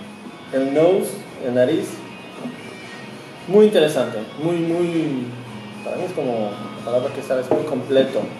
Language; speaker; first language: Spanish; early bilingual, heritage; Spanish